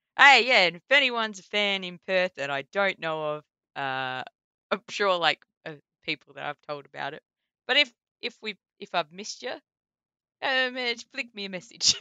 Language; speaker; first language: English; native; English